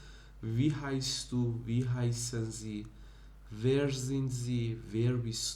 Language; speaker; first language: German; non-native, fluent; Persian